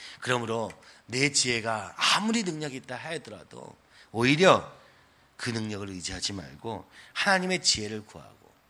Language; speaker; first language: Korean; native; Korean